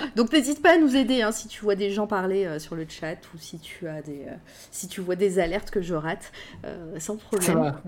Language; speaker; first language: French; native; French